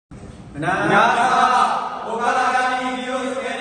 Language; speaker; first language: Japanese; non-native, learner; Burmese